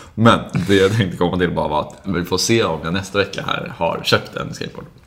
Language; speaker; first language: Swedish; native; Swedish